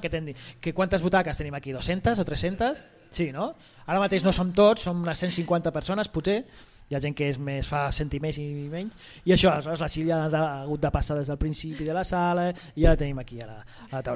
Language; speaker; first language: Catalan; native; Catalan